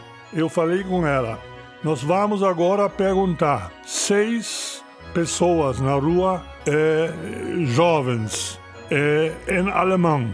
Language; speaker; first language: Portuguese; non-native, fluent; German